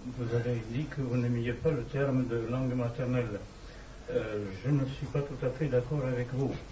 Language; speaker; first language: French; early bilingual, other home language; Russian